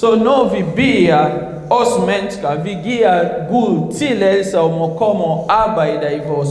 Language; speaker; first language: Danish; non-native, fluent; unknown